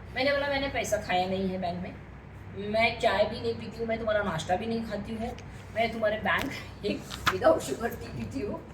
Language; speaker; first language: Hindi; non-native, local second language; Marathi